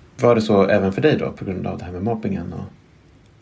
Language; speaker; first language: Swedish; native; Swedish